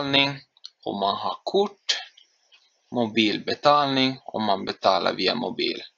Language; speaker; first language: Swedish; non-native, fluent; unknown